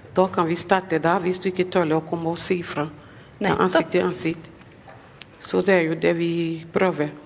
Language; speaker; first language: Norwegian; non-native, fluent; English